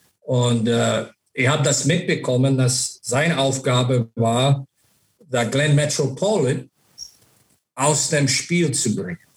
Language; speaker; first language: German; non-native, learner; English